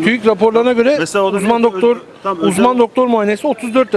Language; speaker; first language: Turkish; native; Turkish